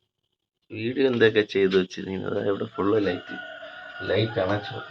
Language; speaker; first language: Malayalam; native; Malayalam